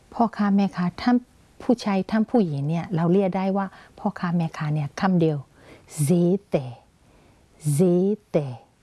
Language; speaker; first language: Thai; non-native, fluent; Burmese